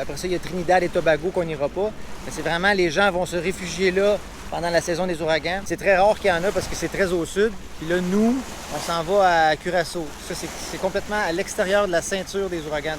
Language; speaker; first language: French; native; French